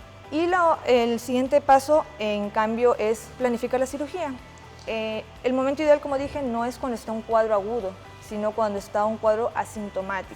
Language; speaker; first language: Spanish; native; Spanish